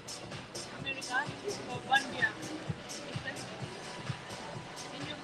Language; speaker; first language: English; non-native, learner; Thai